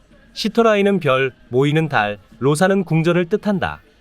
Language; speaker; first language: Korean; native; Korean